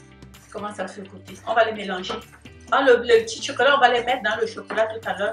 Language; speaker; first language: French; native; French